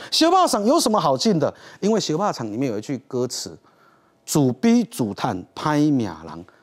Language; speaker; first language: Chinese; native; Chinese